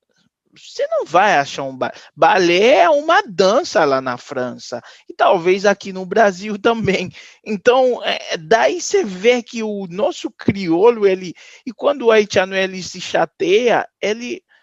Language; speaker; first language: Portuguese; non-native, fluent; Haitian Creole